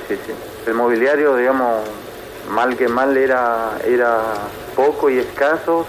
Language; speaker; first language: Spanish; native; Spanish